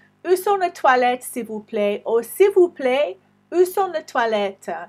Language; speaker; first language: French; non-native, fluent; English